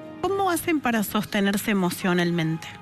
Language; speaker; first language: Spanish; native; Spanish